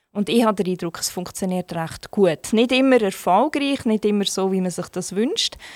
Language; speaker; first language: German; non-native, fluent; Turkish